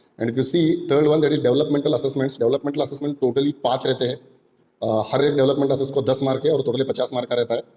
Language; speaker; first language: Hindi; non-native, local second language; Marathi